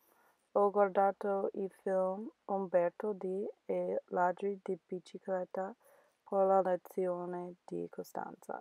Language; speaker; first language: Italian; non-native, learner; English